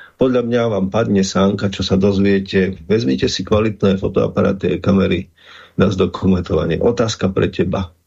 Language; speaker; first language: Slovak; native; Slovak